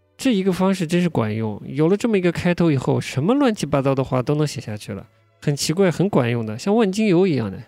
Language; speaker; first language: Chinese; native; Chinese